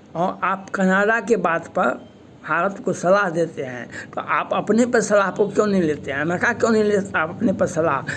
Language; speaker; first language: Hindi; native; Hindi